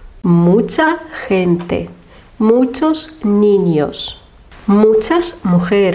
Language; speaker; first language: Spanish; non-native, fluent; Lithuanian